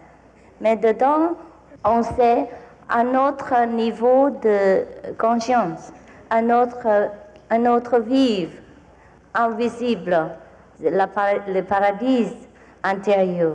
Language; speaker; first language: French; non-native, fluent; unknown